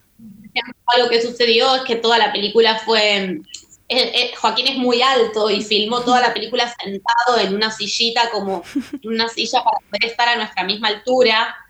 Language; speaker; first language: Spanish; native; Spanish